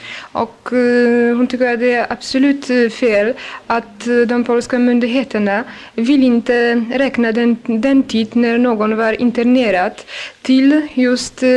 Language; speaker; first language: Swedish; non-native, fluent; Polish